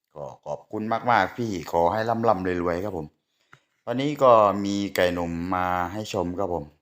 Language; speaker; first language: Thai; native; Thai